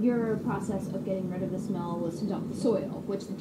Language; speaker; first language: English; native; English